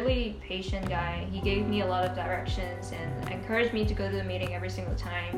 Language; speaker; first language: English; non-native, local second language; Cantonese